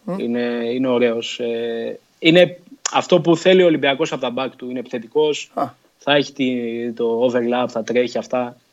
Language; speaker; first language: Greek; early bilingual, other home language; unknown